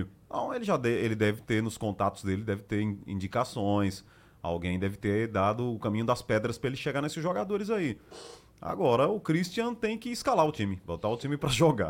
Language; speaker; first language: Portuguese; native; Portuguese